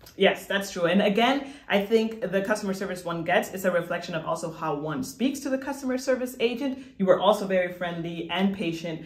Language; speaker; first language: English; non-native, fluent; Spanish